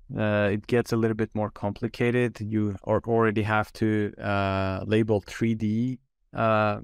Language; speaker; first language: English; non-native, fluent; Armenian